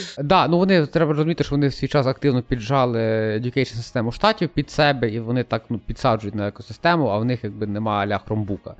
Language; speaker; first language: Ukrainian; non-native, local second language; Russian